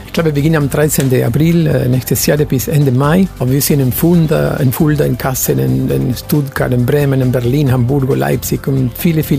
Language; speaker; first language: German; non-native, fluent; Spanish